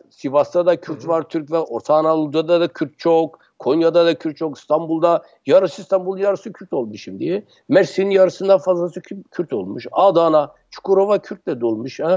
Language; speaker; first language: Turkish; non-native, local second language; Kurdish